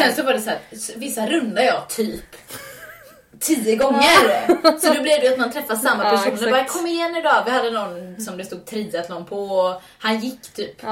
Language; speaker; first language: Swedish; native; Swedish